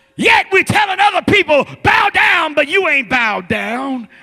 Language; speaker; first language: English; native; English